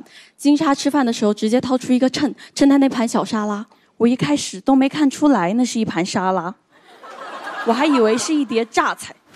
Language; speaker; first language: Chinese; native; Chinese